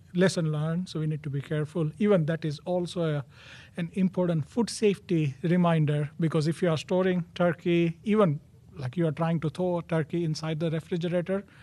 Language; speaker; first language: English; non-native, local second language; Gujarati